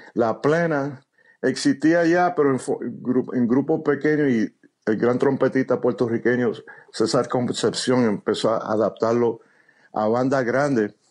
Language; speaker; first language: Spanish; early bilingual, heritage; Spanish